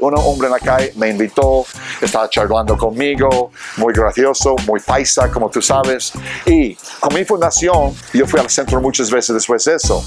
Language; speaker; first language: Spanish; non-native, fluent; English